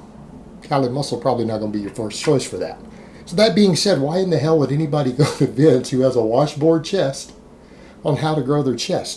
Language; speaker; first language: English; native; English